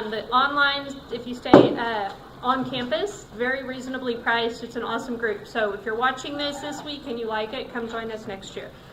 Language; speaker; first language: English; native; English